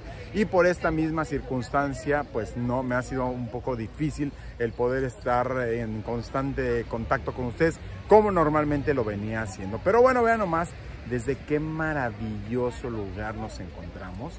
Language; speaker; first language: Spanish; native; Spanish